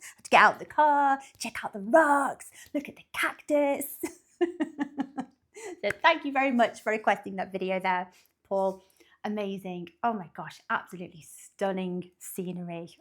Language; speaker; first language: English; native; English